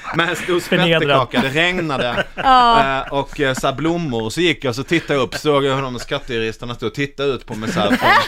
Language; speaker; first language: Swedish; native; Swedish